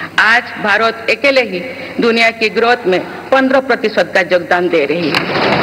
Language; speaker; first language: Hindi; non-native, local second language; Santali